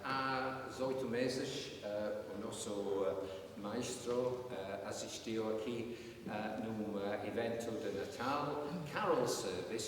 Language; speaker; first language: Portuguese; non-native, learner; English